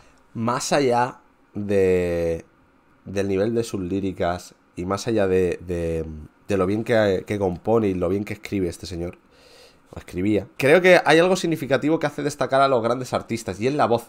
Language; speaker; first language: Spanish; native; Spanish